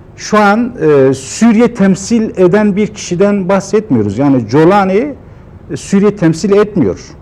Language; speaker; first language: Turkish; non-native, local second language; Kurdish